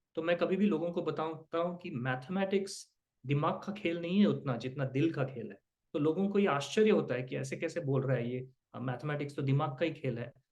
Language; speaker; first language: Hindi; non-native, local second language; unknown